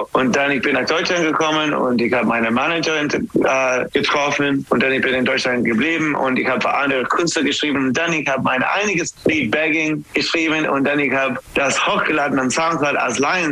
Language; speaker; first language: German; non-native, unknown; English